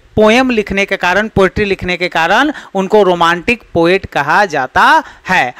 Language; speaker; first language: Hindi; native; Hindi